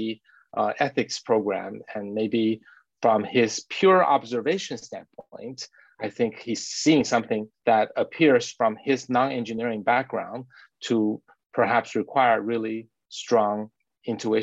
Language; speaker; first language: English; native; English